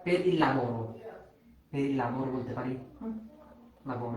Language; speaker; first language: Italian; non-native, fluent; Bangla